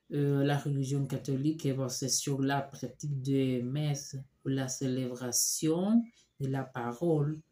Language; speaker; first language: French; non-native, learner; Spanish